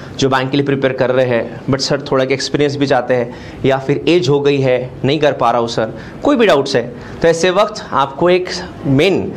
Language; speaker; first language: Hindi; non-native, local second language; Marathi